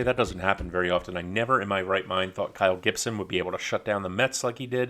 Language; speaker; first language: English; native; English